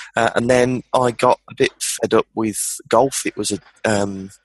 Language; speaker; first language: English; native; English